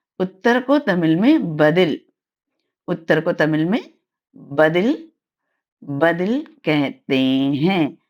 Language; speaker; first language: Hindi; non-native, local second language; Tamil